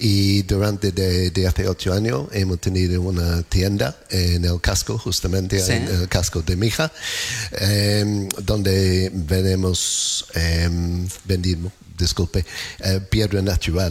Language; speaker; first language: Spanish; non-native, learner; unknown